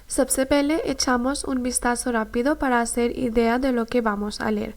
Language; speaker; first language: Spanish; non-native, fluent; Urdu